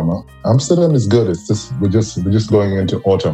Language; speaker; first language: English; non-native, local second language; Luo (Kenya and Tanzania)